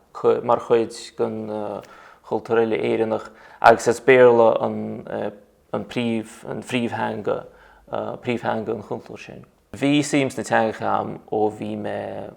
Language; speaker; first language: Irish; non-native, fluent; Russian